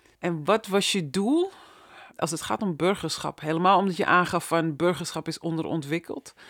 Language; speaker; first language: Dutch; native; Dutch